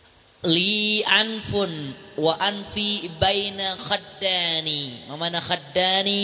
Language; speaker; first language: Arabic; non-native, fluent; Indonesian